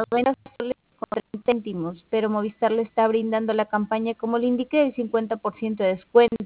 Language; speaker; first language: Spanish; native; Spanish